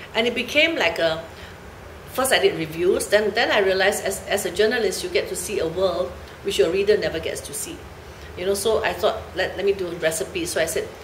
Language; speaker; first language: English; native; English